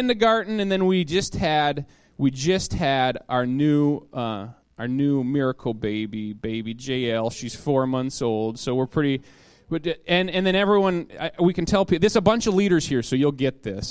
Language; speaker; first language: English; native; English